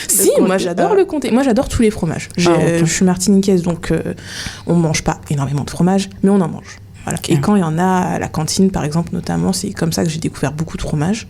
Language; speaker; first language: French; native; French